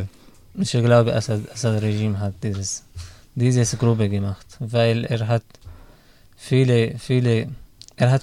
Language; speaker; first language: German; non-native, learner; Arabic